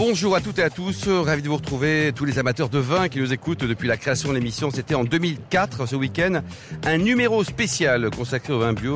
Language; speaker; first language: French; native; French